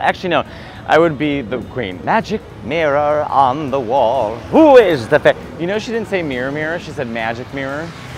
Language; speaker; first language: English; native; English